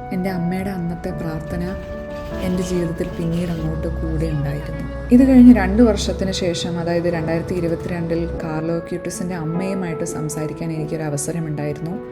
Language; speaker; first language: Malayalam; early bilingual, heritage; Malayalam